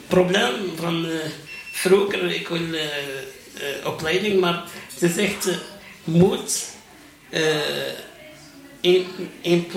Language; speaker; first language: Dutch; non-native, learner; Arabic